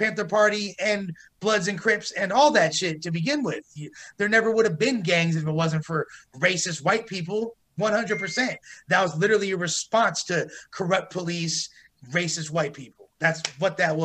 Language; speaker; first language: English; native; English